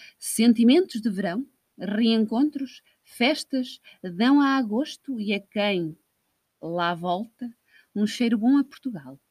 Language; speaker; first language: Portuguese; native; Portuguese